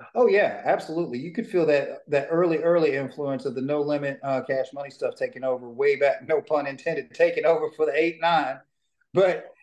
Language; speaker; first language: English; native; English